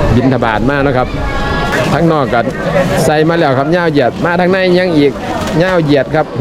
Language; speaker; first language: Thai; native; Thai